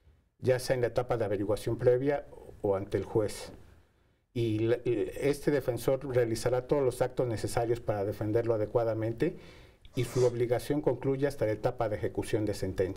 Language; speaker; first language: Spanish; native; Spanish